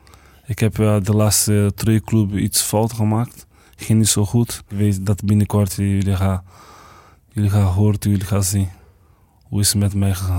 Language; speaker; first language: Dutch; non-native, learner; Portuguese